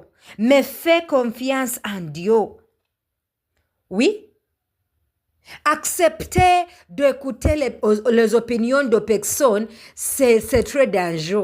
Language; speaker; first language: French; non-native, learner; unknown